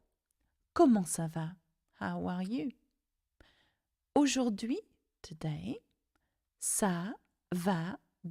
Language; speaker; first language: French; non-native, fluent; English